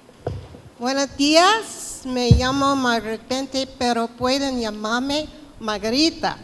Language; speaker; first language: Spanish; non-native, fluent; English